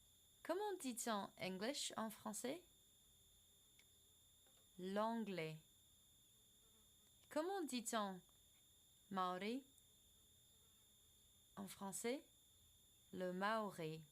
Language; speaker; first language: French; non-native, fluent; English